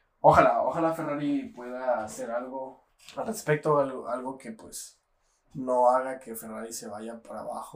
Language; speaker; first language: Spanish; native; Spanish